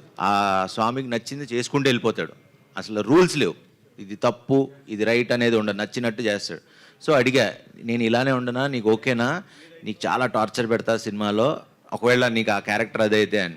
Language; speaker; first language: Telugu; native; Telugu